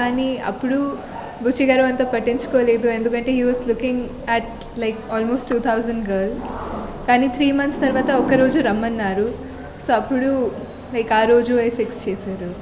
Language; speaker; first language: Telugu; non-native, learner; Tulu